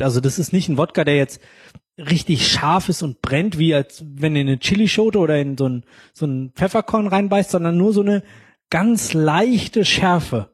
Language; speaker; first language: German; native; German